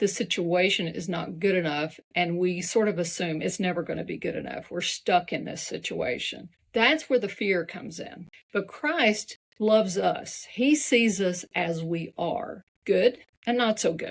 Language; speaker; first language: English; native; English